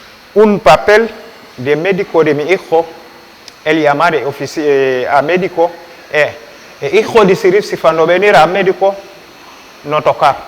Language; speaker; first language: Spanish; non-native, learner; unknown